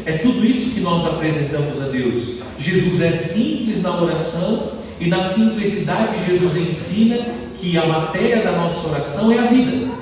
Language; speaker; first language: Portuguese; native; Portuguese